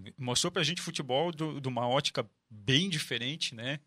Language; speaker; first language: Portuguese; native; Portuguese